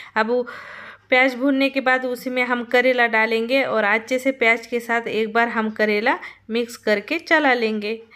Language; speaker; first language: Hindi; non-native, local second language; Marathi